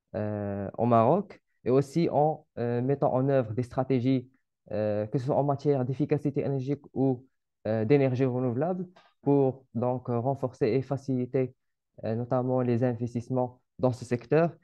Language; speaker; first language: French; non-native, local second language; Arabic